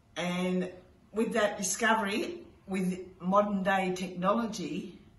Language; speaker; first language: English; native; English